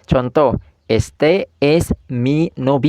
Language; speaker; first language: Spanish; non-native, fluent; Indonesian